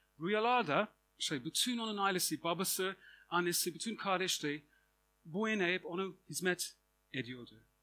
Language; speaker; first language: Turkish; non-native, fluent; English